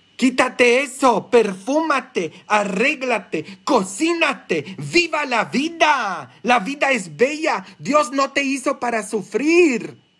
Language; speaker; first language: Spanish; non-native, fluent; English